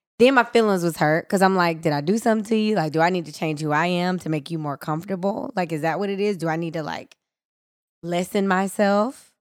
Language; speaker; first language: English; native; English